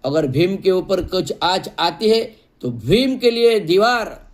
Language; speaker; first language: Hindi; non-native, local second language; Marathi